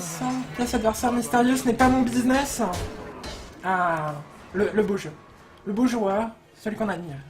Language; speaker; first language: French; native; French